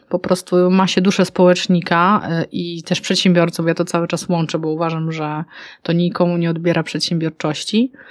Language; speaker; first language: Polish; native; Polish